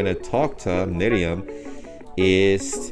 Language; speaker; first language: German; non-native, learner; English